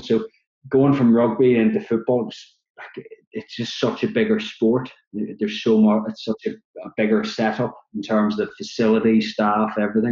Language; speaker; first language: English; native; English